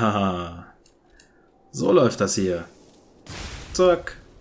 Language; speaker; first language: German; native; German